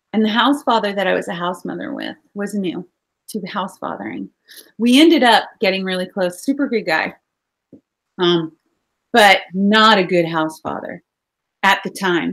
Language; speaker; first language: English; native; English